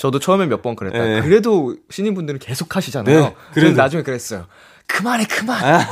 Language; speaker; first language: Korean; native; Korean